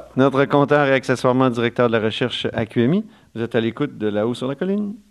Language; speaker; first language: French; native; French